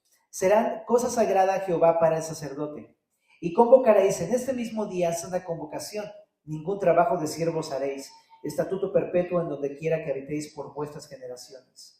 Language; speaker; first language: Spanish; native; Spanish